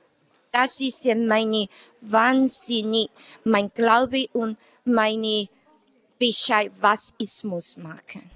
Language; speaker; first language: German; non-native, learner; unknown